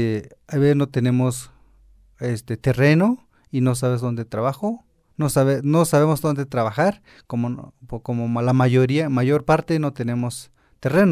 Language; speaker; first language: Spanish; non-native, local second language; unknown